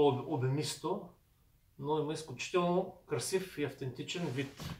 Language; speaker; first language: Bulgarian; native; Bulgarian